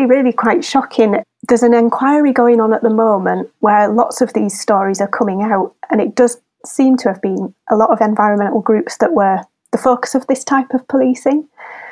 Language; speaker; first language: English; native; English